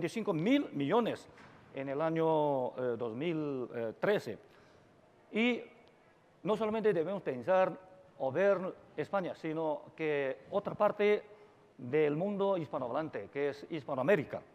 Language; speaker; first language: Spanish; non-native, fluent; Chinese